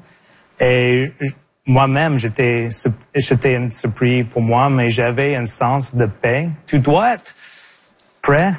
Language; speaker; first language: French; non-native, local second language; English